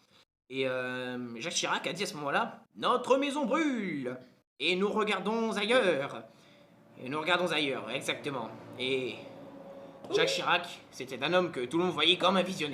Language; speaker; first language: French; native; French